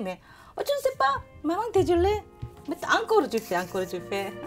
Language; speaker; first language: French; non-native, learner; Korean